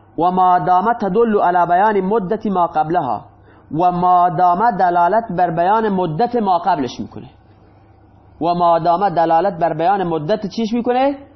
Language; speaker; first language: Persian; non-native, local second language; Baluchi